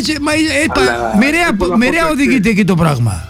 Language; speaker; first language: Greek; native; Greek